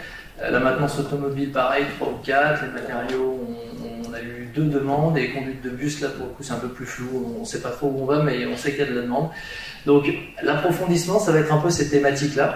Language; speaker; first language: French; native; French